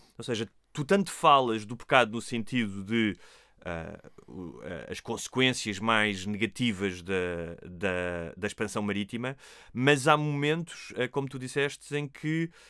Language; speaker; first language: Portuguese; native; Portuguese